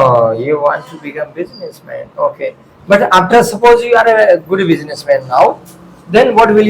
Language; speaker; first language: English; non-native, fluent; Hindi